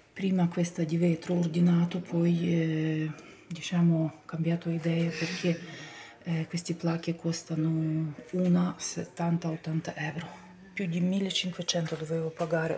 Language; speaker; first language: Italian; non-native, fluent; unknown